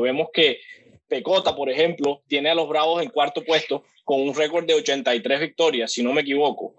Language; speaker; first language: Spanish; native; Spanish